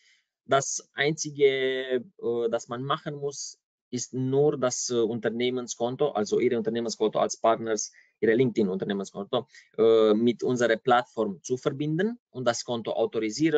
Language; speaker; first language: German; non-native, fluent; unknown